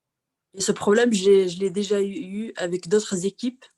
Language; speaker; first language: French; non-native, local second language; Arabic